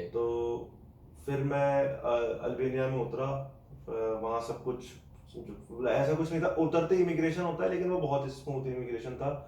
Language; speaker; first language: Hindi; native; Hindi